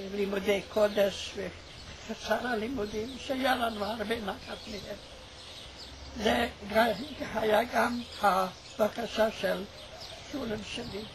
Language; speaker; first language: Hebrew; early bilingual, other home language; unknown